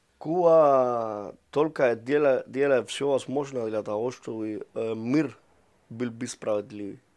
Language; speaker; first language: Russian; non-native, fluent; Spanish